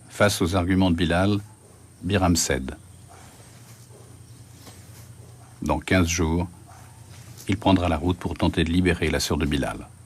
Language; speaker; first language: French; native; French